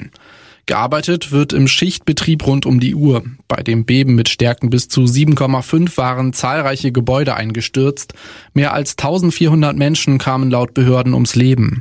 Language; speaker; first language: German; native; German